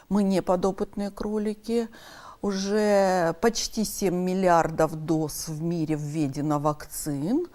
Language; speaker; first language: Russian; native; Russian